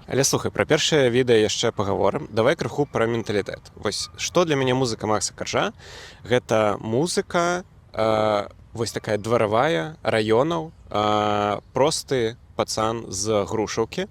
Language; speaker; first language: Belarusian; native; Belarusian